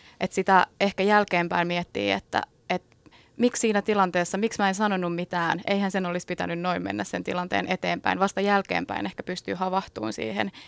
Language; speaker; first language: Finnish; native; Finnish